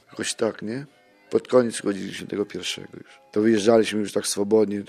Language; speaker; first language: Polish; native; Polish